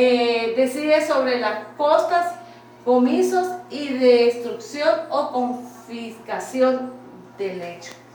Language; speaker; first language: Spanish; native; Spanish